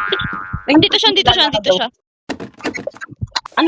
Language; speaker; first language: Filipino; native; Filipino